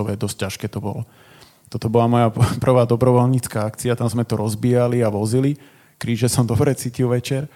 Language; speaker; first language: Slovak; native; Slovak